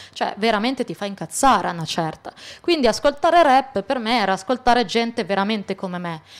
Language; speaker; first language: Italian; early bilingual, other home language; Arabic